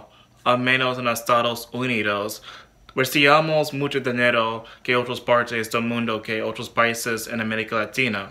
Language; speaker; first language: Spanish; non-native, learner; English